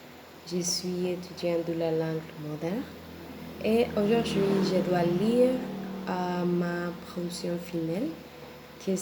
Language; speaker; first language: French; non-native, learner; Spanish